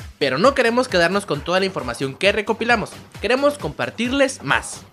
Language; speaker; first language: Spanish; native; Spanish